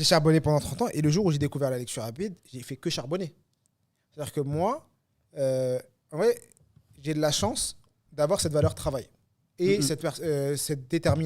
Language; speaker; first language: French; native; French